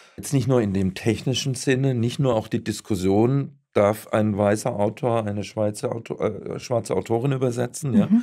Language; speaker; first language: German; native; German